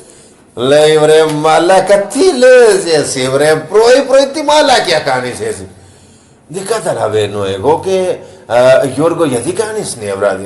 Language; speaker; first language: Greek; non-native, learner; Punjabi